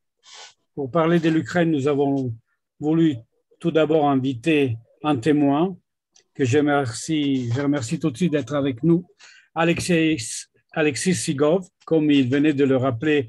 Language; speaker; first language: French; non-native, fluent; Italian